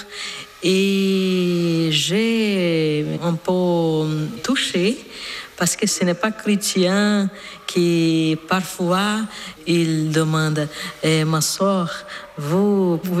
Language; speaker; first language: French; non-native, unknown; Portuguese